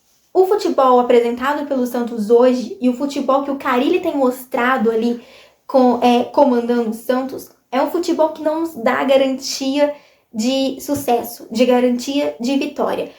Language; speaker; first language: Portuguese; native; Portuguese